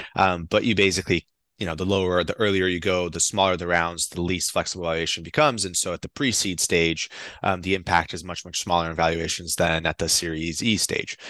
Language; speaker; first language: English; non-native, fluent; Portuguese